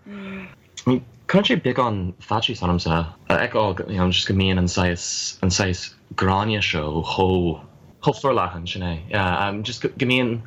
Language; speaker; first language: Irish; non-native, fluent; English